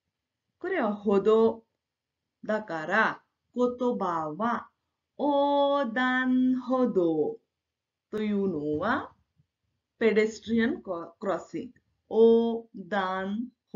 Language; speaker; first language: Japanese; non-native, fluent; Marathi